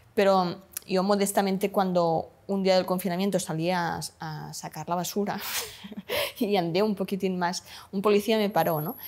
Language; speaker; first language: Spanish; non-native, local second language; Catalan